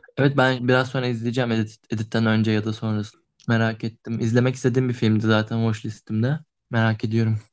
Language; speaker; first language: Turkish; native; Turkish